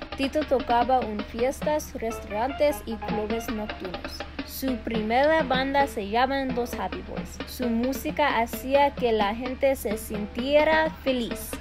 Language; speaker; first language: Spanish; non-native, learner; English